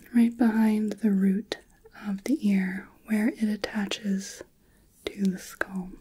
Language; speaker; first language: English; native; English